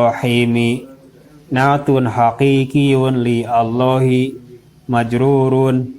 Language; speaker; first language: Arabic; non-native, fluent; Indonesian